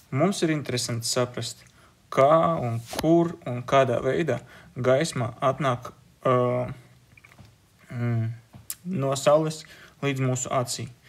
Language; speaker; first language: Latvian; non-native, local second language; Russian